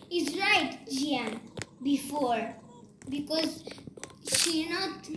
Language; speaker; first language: English; non-native, learner; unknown